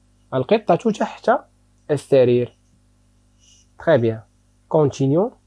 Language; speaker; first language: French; non-native, local second language; Arabic